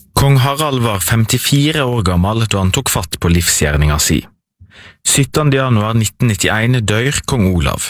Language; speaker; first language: Norwegian; native; Norwegian